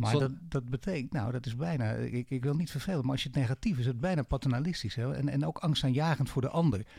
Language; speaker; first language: Dutch; native; Dutch